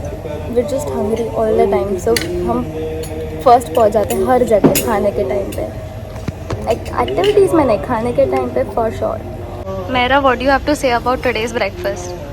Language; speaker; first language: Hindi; native; Hindi